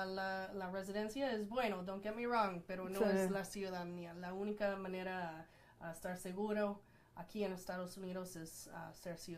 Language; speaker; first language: Spanish; non-native, fluent; English